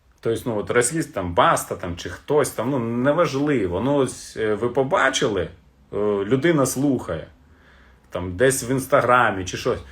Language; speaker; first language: Ukrainian; non-native, local second language; Russian